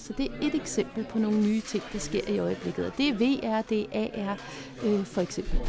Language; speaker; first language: Danish; native; Danish